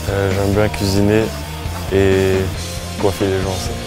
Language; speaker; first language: French; early bilingual, heritage; French